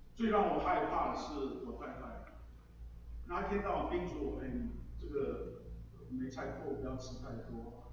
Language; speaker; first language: Chinese; non-native, local second language; English